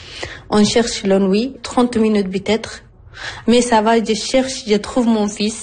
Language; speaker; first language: French; non-native, learner; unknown